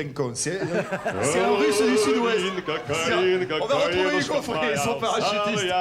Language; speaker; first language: French; native; French